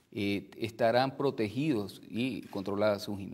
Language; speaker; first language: Spanish; native; Spanish